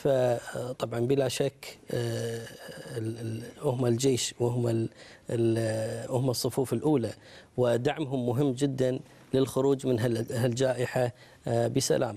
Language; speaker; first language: Arabic; native; Arabic